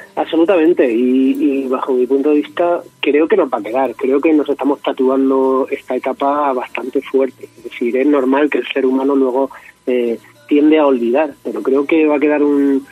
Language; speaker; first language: Spanish; native; Spanish